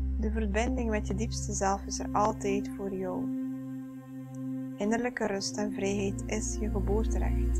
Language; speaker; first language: Dutch; native; Dutch